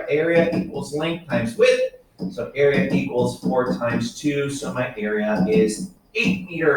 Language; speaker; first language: English; native; English